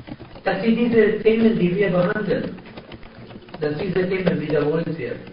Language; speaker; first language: German; non-native, fluent; Arabic